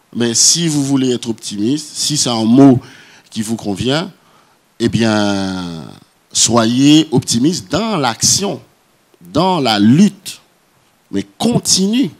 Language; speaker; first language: French; non-native, local second language; Haitian Creole